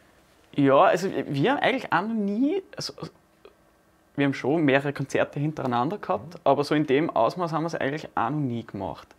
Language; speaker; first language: German; native; German